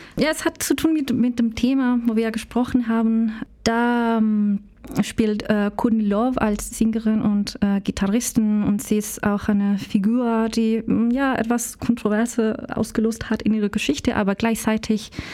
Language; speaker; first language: German; non-native, fluent; Spanish